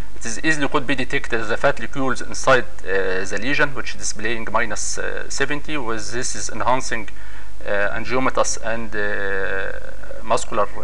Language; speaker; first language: English; non-native, fluent; Arabic